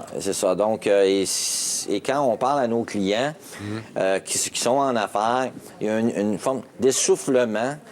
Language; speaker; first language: French; native; French